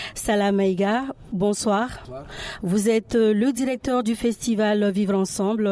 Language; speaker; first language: French; non-native, local second language; Bambara